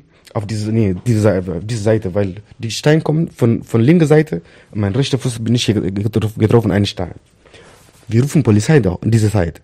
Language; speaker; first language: German; non-native, learner; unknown